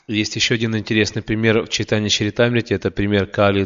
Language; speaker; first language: Russian; native; Russian